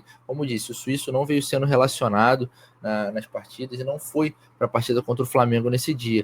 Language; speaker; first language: Portuguese; native; Portuguese